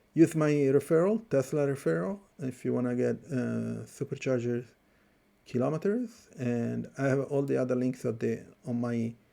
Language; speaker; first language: English; non-native, fluent; Italian